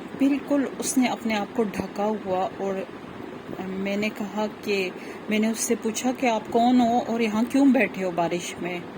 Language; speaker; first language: Urdu; non-native, local second language; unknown